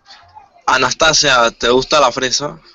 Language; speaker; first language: Spanish; non-native, learner; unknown